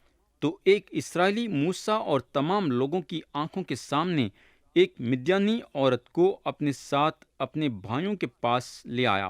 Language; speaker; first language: Urdu; native; Urdu